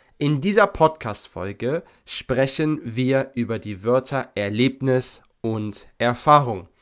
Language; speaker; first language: German; native; German